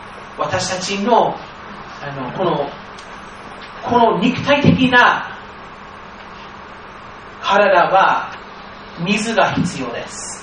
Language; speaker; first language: Japanese; non-native, fluent; English